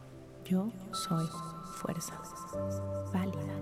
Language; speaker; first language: Spanish; native; Spanish